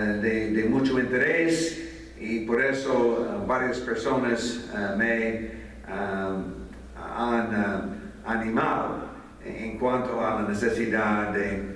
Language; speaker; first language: Spanish; non-native, fluent; English